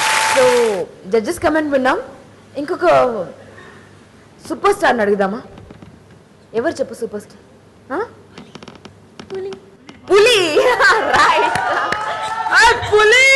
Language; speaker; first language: Telugu; native; Telugu